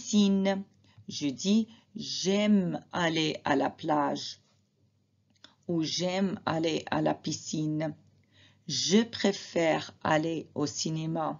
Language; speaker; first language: French; non-native, fluent; Arabic